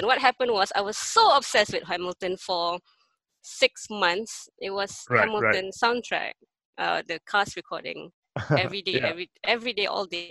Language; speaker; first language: English; non-native, local second language; Malay